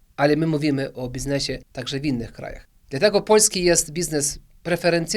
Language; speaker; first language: Polish; early bilingual, heritage; Polish